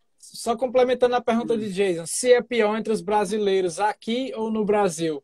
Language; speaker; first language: Portuguese; native; Portuguese